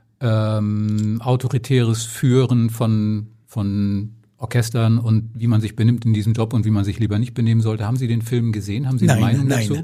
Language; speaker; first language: German; native; German